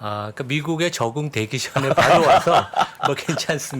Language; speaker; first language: Korean; native; Korean